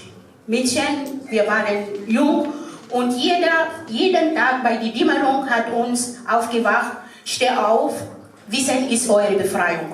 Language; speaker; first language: German; non-native, fluent; Arabic